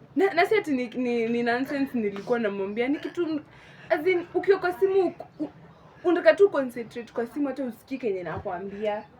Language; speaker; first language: Swahili; native; Swahili